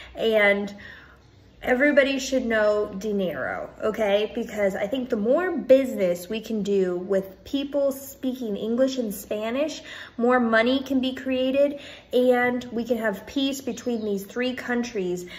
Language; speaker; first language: English; native; English